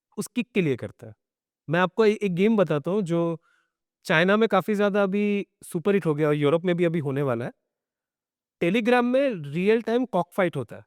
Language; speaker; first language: Hindi; non-native, local second language; Bangla